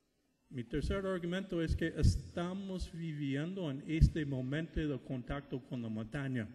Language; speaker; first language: Spanish; non-native, fluent; English